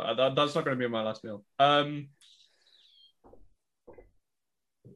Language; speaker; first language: English; native; English